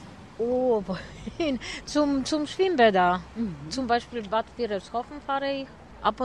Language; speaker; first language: German; non-native, learner; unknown